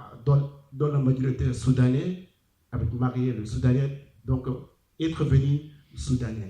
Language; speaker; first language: French; non-native, learner; Arabic